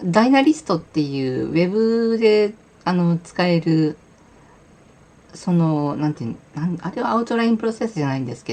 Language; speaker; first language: Japanese; native; Japanese